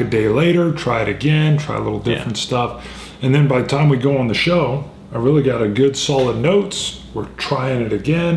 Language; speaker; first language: English; native; English